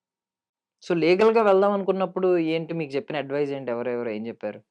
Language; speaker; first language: Telugu; native; Telugu